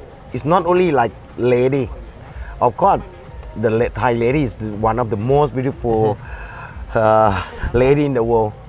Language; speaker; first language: English; non-native, fluent; Thai